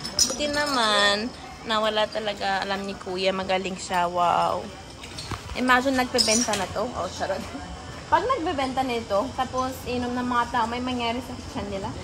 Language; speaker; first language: Filipino; non-native, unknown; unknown